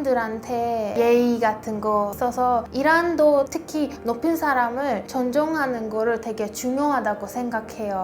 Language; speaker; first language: Korean; non-native, fluent; Persian